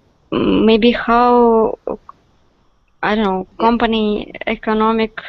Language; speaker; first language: English; non-native, learner; Russian